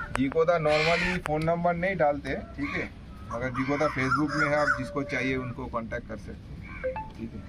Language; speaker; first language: Hindi; non-native, local second language; Bangla